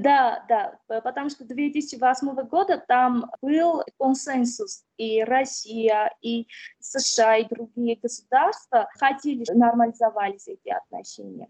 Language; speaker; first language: Russian; non-native, fluent; Armenian